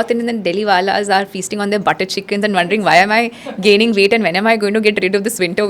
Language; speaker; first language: English; non-native, local second language; Hindi